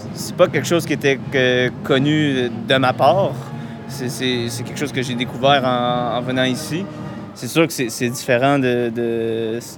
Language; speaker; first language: French; native; French